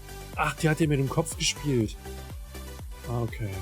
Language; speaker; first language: German; native; German